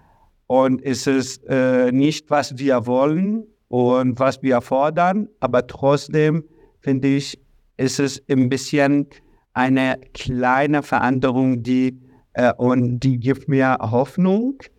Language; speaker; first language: German; non-native, learner; Arabic